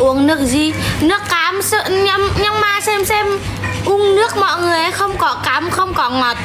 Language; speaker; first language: Vietnamese; non-native, learner; Javanese